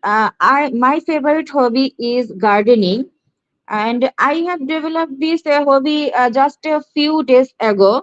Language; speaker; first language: English; non-native, learner; Bangla